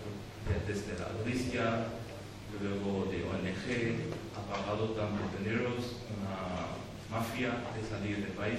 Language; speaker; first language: Spanish; non-native, learner; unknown